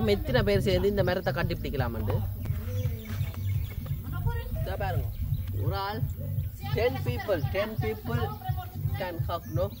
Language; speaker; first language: English; non-native, learner; Tamil